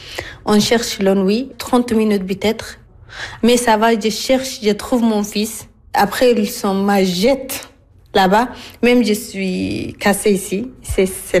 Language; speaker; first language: French; non-native, learner; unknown